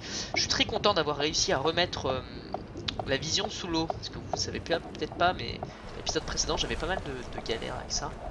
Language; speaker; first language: French; native; French